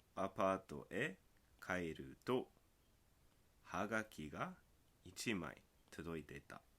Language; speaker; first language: Japanese; non-native, fluent; English